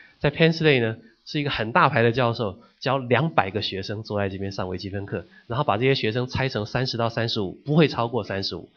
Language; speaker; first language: Chinese; native; Chinese